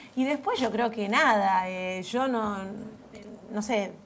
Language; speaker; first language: Spanish; native; Spanish